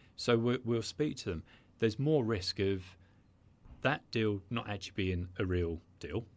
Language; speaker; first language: English; native; English